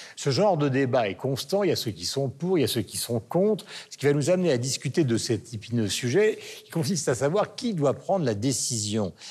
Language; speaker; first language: French; native; French